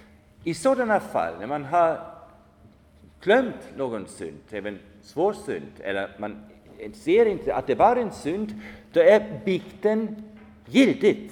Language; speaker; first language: Swedish; non-native, fluent; German